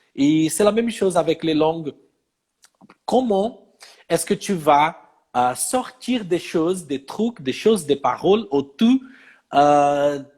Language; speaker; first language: French; non-native, fluent; Portuguese